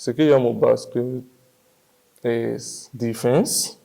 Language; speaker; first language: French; non-native, learner; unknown